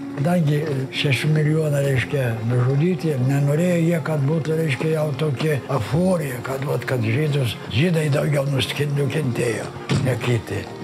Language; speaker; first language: Lithuanian; non-native, local second language; Yiddish